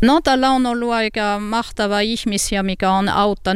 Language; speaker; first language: Finnish; non-native, learner; French